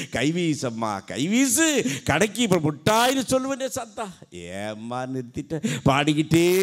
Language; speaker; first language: Tamil; native; Tamil